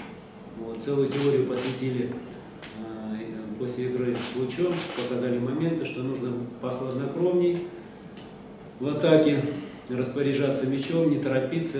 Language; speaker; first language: Russian; native; Russian